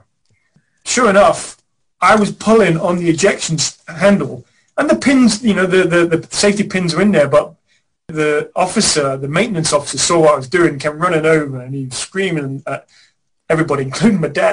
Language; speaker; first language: English; native; English